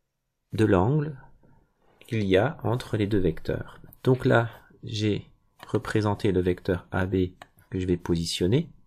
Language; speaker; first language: French; native; French